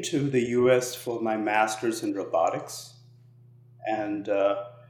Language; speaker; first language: English; non-native, local second language; Telugu